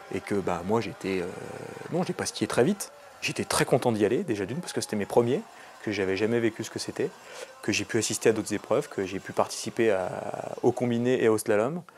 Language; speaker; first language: French; native; French